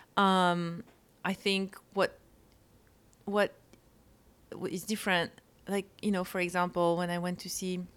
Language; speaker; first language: English; non-native, fluent; French